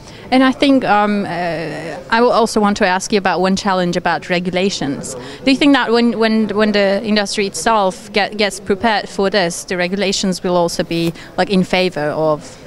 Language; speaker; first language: English; non-native, fluent; Turkish